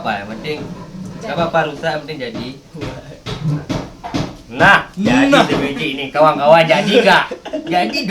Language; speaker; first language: Indonesian; native; Indonesian